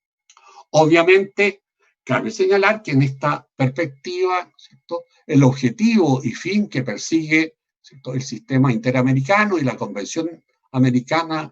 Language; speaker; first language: Spanish; native; Spanish